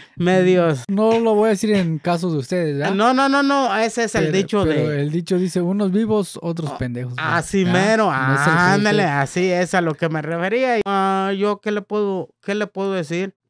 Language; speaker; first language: Spanish; native; Spanish